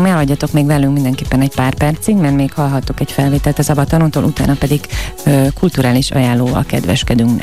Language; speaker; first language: Hungarian; native; Hungarian